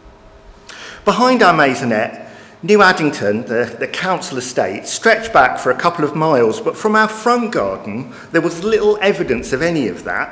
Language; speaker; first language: English; native; English